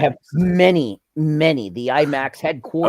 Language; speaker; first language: English; native; English